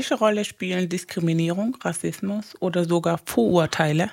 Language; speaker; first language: German; non-native, fluent; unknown